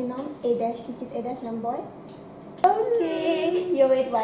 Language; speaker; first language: Hungarian; non-native, learner; Indonesian